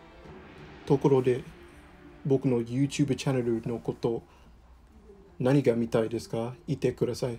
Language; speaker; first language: Japanese; non-native, learner; English